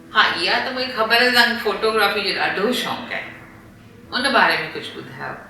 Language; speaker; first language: Sindhi; early bilingual, heritage; Sindhi